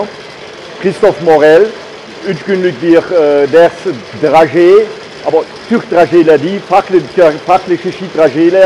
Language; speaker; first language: Turkish; non-native, learner; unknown